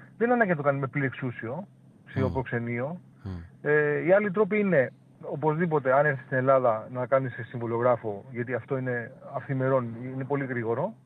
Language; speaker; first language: Greek; native; Greek